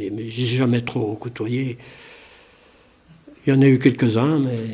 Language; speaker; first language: French; native; French